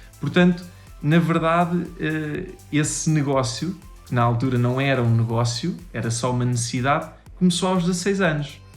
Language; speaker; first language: Portuguese; native; Portuguese